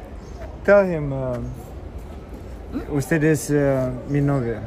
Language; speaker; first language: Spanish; non-native, learner; English